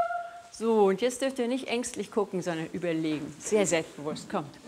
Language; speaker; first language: German; native; German